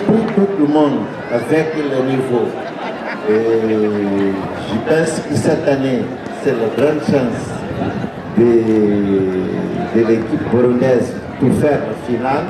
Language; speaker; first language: French; non-native, learner; Portuguese